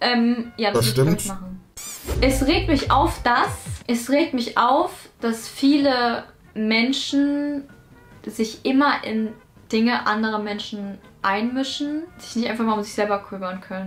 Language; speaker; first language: German; native; German